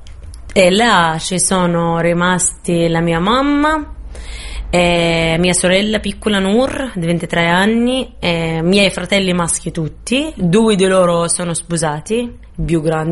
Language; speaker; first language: Italian; non-native, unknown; Arabic